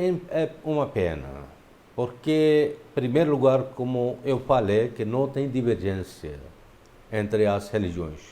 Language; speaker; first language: Portuguese; non-native, fluent; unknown